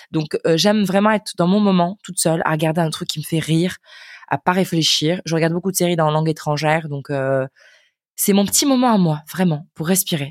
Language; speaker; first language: French; native; French